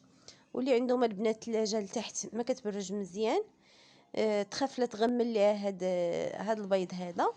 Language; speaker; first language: Arabic; native; Arabic